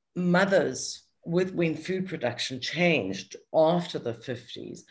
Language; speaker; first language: English; native; English